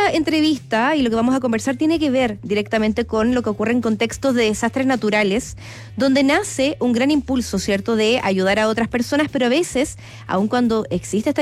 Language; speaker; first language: Spanish; native; Spanish